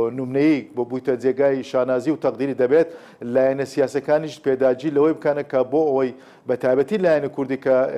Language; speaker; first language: Central Kurdish; non-native, local second language; Turkish